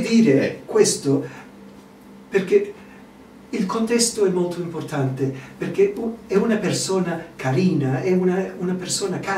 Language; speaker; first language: Italian; non-native, fluent; English